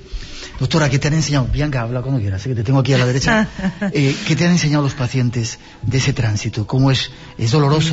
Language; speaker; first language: Spanish; native; Spanish